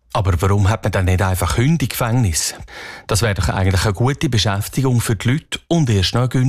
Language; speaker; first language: German; native; German